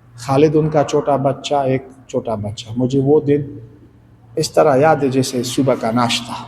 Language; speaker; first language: Urdu; non-native, local second language; Pashto